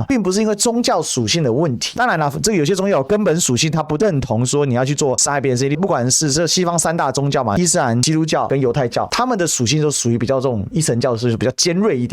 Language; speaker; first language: Chinese; native; Chinese